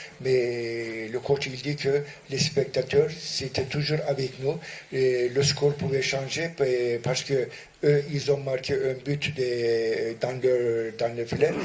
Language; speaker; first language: French; non-native, fluent; Turkish